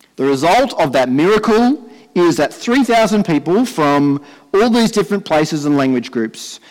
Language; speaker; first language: English; native; English